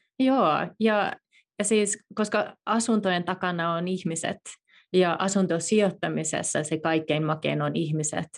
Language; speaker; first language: Finnish; native; Finnish